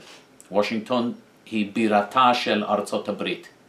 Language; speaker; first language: Hebrew; non-native, fluent; English